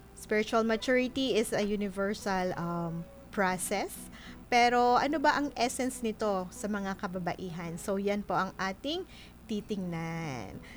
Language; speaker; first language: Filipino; non-native, local second language; Bikol